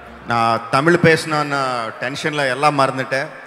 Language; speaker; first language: Tamil; non-native, local second language; Telugu